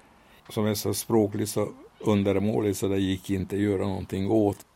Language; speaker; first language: Swedish; non-native, fluent; Hungarian